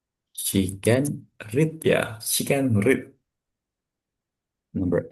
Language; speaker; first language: English; non-native, fluent; Indonesian